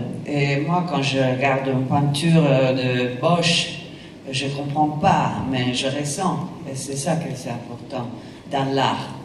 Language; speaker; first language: French; non-native, fluent; Italian